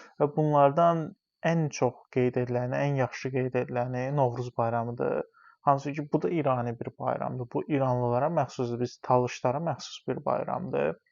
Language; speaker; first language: Azerbaijani; non-native, local second language; Talysh